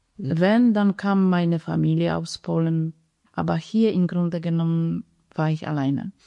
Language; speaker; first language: German; non-native, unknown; Polish